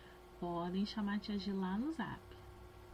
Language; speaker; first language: Portuguese; native; Portuguese